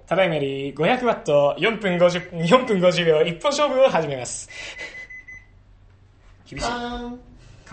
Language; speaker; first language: Japanese; native; Japanese